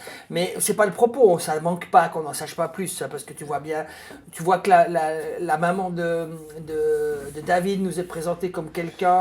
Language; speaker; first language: French; native; French